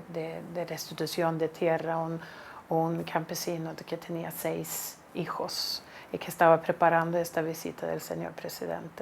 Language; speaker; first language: Spanish; non-native, fluent; Swedish